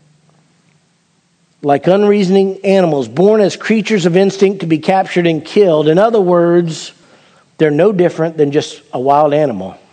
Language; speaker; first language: English; native; English